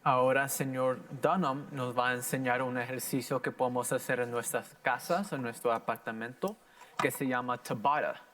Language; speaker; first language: Spanish; early bilingual, heritage; Spanish